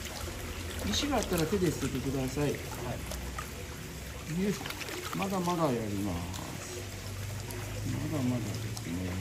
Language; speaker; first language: Japanese; native; Japanese